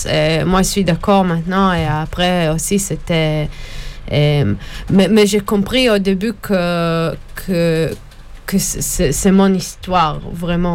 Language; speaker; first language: French; non-native, learner; Hebrew